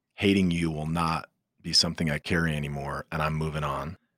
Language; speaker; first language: English; native; English